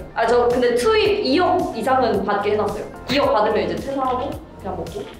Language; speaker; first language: Korean; native; Korean